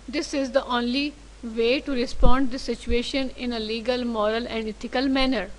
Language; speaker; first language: English; non-native, local second language; Urdu